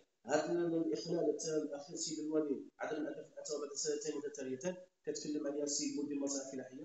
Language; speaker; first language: Arabic; native; Arabic